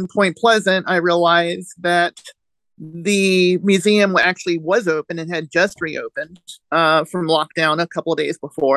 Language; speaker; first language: English; native; English